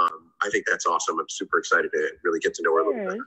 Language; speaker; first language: English; native; English